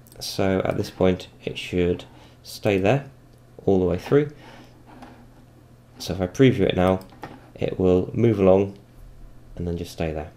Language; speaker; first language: English; native; English